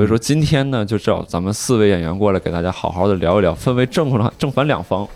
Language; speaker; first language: Chinese; native; Chinese